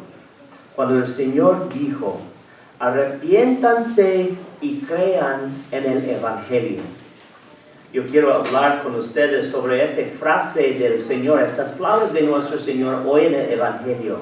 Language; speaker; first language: Spanish; non-native, fluent; English